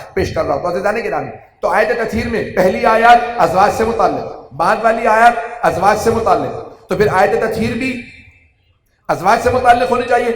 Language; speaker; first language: Urdu; native; Urdu